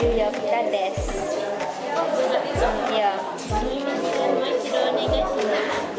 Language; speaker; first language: Japanese; non-native, learner; Indonesian